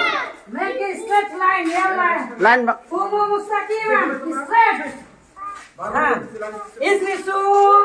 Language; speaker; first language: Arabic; non-native, fluent; Bangla